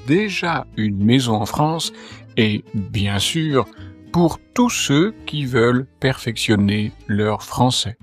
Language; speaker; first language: French; native; French